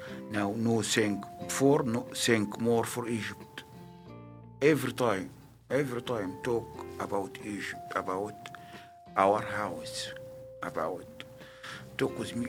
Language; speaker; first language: English; non-native, learner; Arabic